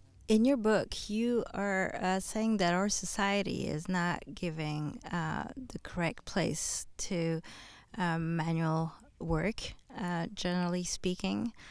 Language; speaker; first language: English; non-native, fluent; French